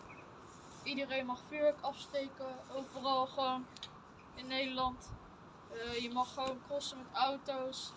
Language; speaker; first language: Dutch; early bilingual, other home language; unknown